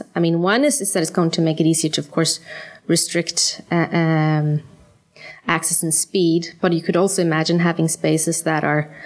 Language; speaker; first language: English; non-native, fluent; Swedish